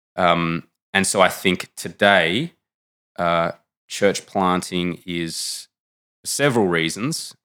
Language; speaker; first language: English; native; English